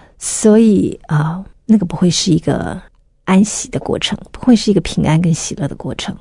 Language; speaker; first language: Chinese; native; Chinese